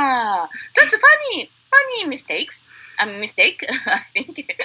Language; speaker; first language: English; non-native, learner; Japanese